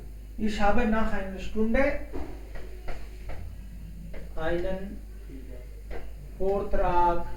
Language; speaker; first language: German; non-native, fluent; Hindi